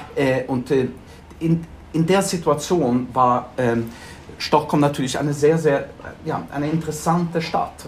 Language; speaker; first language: German; non-native, fluent; Swedish